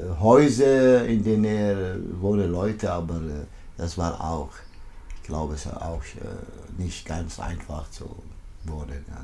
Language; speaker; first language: German; non-native, learner; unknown